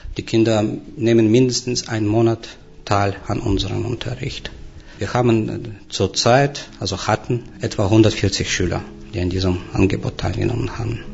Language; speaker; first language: German; non-native, fluent; Russian